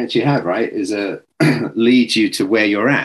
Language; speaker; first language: English; native; English